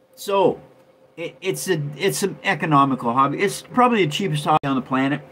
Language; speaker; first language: English; native; English